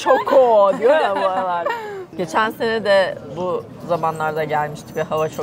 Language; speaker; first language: Turkish; native; Turkish